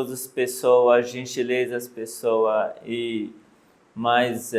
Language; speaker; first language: Portuguese; non-native, learner; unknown